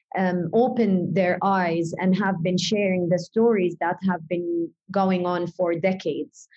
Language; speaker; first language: English; early bilingual, other home language; Arabic